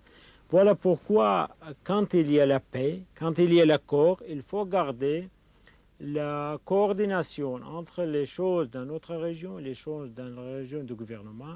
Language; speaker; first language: French; non-native, fluent; Kurdish